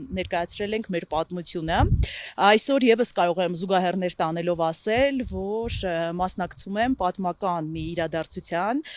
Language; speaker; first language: Armenian; native; Armenian